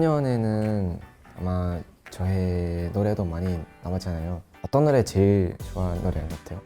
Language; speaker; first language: Korean; non-native, fluent; Thai